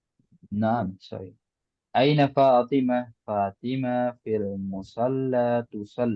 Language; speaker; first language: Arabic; non-native, fluent; Indonesian